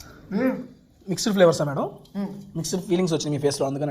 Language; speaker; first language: Telugu; native; Telugu